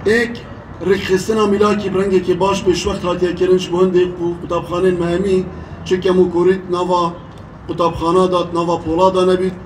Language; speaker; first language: Kurdish; native; Kurdish